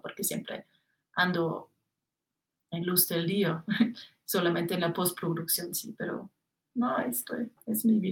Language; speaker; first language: Spanish; non-native, fluent; German